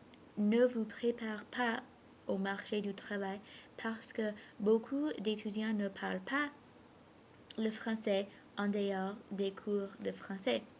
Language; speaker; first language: French; non-native, learner; English